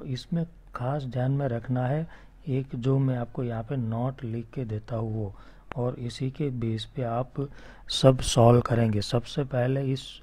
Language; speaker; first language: Hindi; non-native, local second language; Gujarati